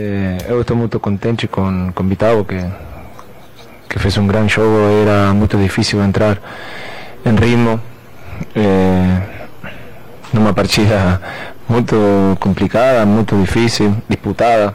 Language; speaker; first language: Portuguese; non-native, fluent; Spanish